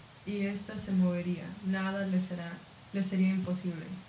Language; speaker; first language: Spanish; early bilingual, heritage; Spanish